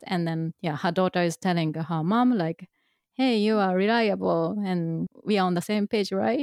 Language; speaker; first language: English; non-native, fluent; Japanese